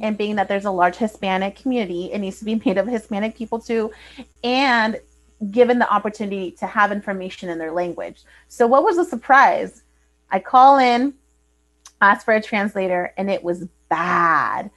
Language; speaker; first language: English; early bilingual, other home language; Spanish